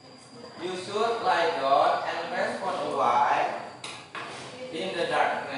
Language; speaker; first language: English; non-native, fluent; Indonesian